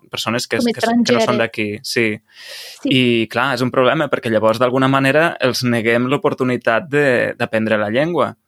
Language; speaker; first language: Catalan; native; Catalan